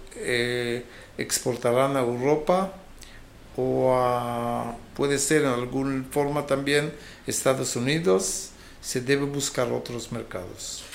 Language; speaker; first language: Spanish; non-native, fluent; Hebrew